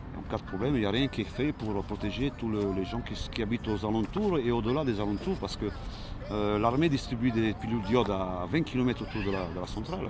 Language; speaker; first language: French; non-native, local second language; Italian